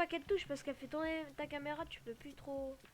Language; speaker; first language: French; native; French